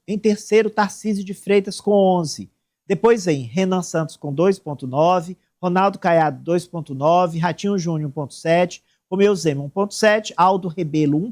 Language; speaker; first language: Portuguese; native; Portuguese